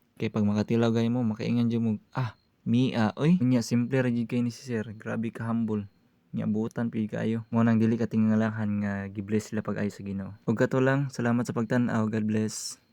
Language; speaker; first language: Cebuano; native; Cebuano